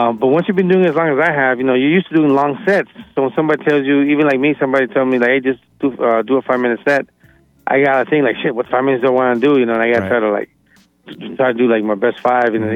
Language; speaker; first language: English; native; English